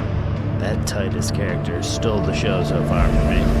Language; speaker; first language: English; native; English